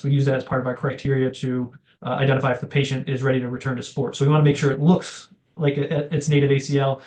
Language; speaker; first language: English; native; English